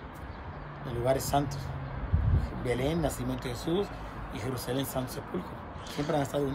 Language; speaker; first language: Spanish; non-native, fluent; Arabic